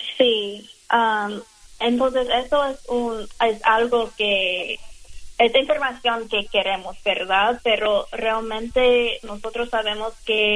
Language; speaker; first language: Spanish; non-native, learner; English